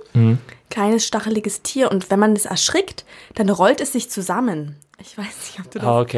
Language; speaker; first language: German; native; German